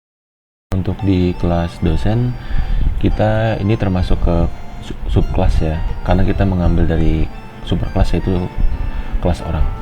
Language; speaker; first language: Indonesian; native; Indonesian